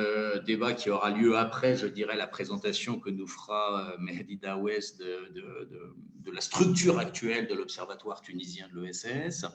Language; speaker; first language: French; native; French